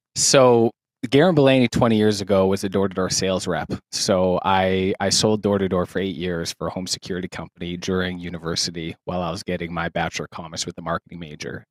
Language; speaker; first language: English; native; English